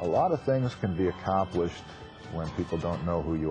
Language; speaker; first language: English; native; English